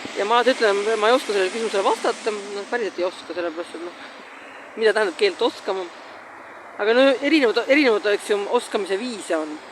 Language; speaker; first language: Estonian; native; Estonian